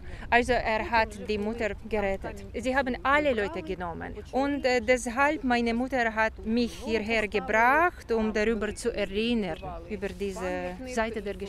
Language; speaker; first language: German; non-native, fluent; Ukrainian